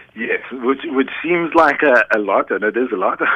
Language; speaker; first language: English; native; English